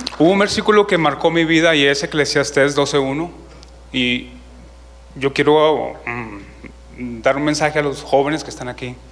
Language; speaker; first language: Spanish; native; Spanish